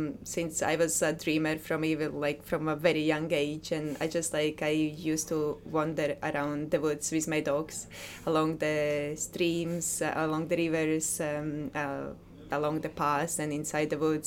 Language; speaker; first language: English; non-native, fluent; Latvian